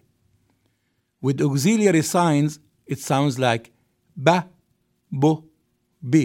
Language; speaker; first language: English; non-native, fluent; Arabic